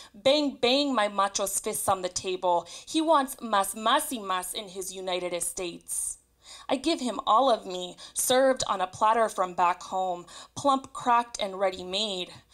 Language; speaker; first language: English; native; English